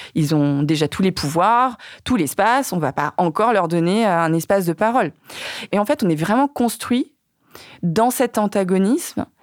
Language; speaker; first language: French; early bilingual, other home language; Vietnamese